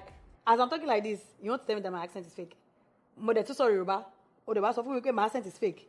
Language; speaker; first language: English; non-native, local second language; Yoruba